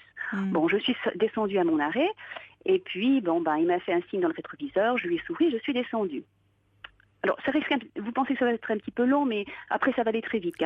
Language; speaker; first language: French; native; French